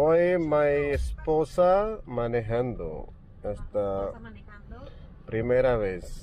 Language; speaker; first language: Spanish; non-native, learner; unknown